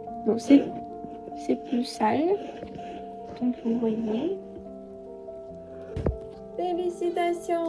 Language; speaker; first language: French; non-native, learner; Russian